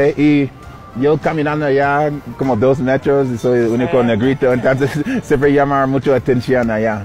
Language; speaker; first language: Spanish; non-native, learner; English